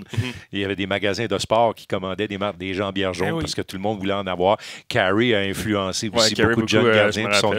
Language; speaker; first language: French; native; French